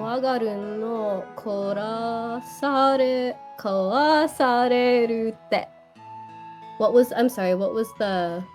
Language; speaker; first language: Japanese; non-native, learner; English